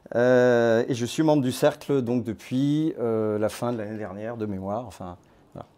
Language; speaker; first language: French; native; French